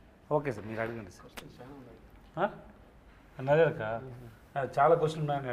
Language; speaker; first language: Telugu; non-native, learner; Tamil